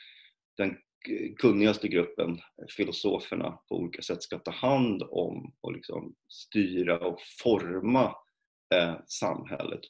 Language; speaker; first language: Swedish; native; Swedish